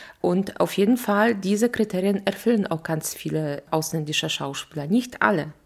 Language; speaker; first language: German; non-native, fluent; Polish